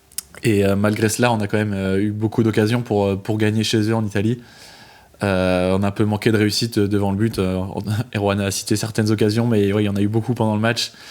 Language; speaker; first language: French; native; French